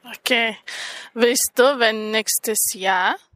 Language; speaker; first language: German; non-native, learner; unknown